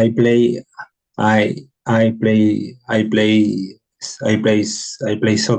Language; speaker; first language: English; non-native, learner; Spanish